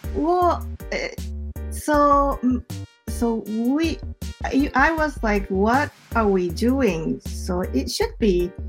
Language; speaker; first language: English; non-native, fluent; Japanese